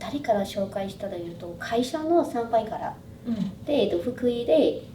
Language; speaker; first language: Japanese; non-native, fluent; Burmese